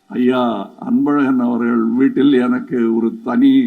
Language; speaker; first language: Tamil; native; Tamil